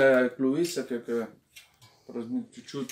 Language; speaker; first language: Russian; non-native, learner; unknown